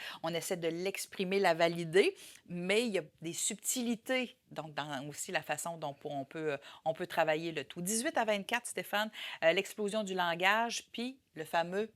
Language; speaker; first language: French; native; French